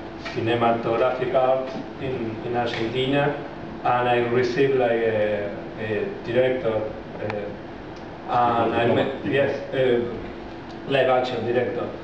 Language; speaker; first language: English; non-native, learner; Spanish